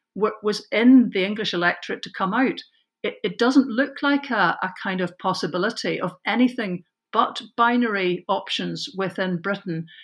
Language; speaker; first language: English; native; English